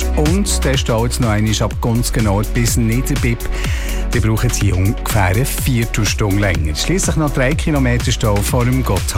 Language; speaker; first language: German; native; German